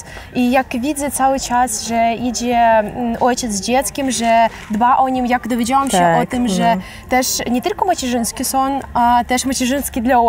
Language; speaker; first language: Polish; non-native, fluent; Ukrainian